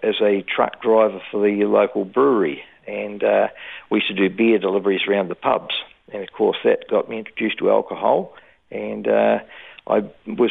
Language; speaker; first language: English; native; English